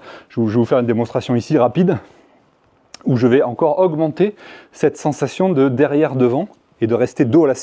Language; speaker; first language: French; native; French